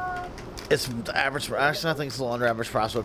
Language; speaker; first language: English; native; English